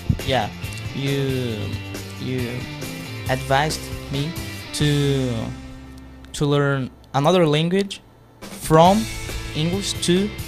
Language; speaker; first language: English; non-native, fluent; Portuguese